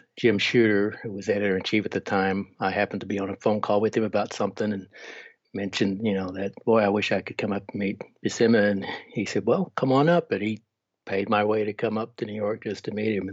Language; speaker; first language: English; native; English